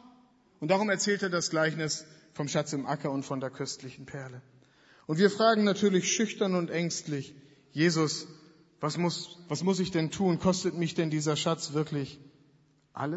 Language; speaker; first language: German; native; German